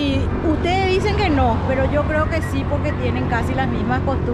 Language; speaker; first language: Spanish; native; Spanish